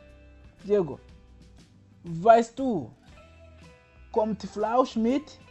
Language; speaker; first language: German; non-native, fluent; Kinyarwanda